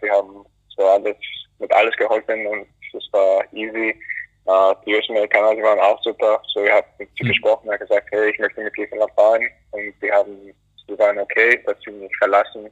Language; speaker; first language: German; non-native, fluent; English